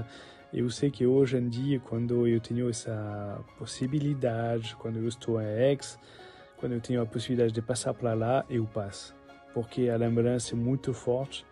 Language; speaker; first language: French; non-native, learner; Portuguese